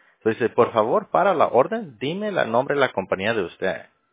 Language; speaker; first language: Spanish; early bilingual, heritage; Spanish